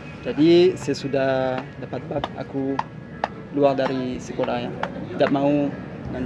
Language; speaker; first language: Indonesian; non-native, learner; French